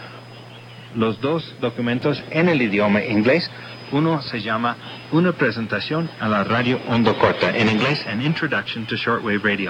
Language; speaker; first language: Spanish; non-native, fluent; English